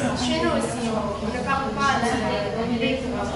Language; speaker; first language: French; non-native, learner; Arabic